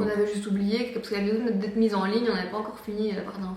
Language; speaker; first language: French; native; French